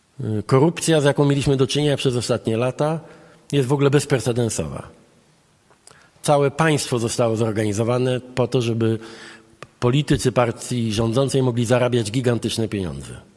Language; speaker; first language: Polish; native; Polish